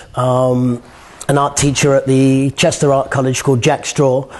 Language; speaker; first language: English; native; English